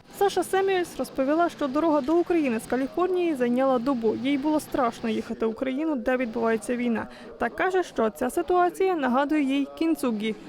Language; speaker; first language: Ukrainian; native; Ukrainian